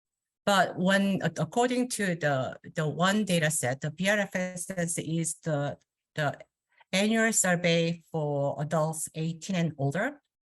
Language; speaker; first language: English; non-native, fluent; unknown